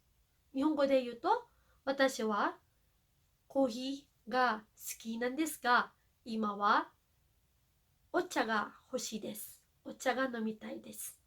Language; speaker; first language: Japanese; non-native, fluent; Filipino